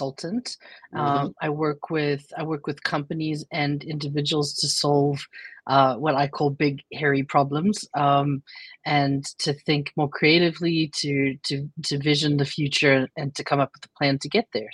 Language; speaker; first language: English; native; English